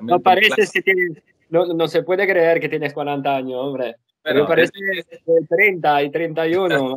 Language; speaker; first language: Spanish; non-native, learner; Italian